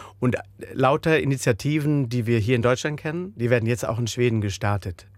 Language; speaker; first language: German; native; German